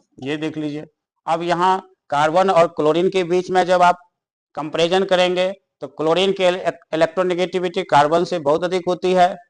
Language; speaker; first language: Hindi; native; Hindi